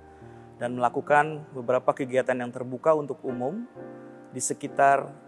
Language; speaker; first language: Indonesian; native; Indonesian